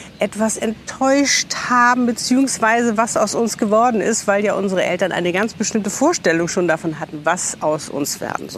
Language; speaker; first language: German; native; German